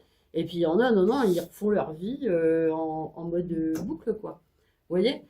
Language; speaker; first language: French; native; French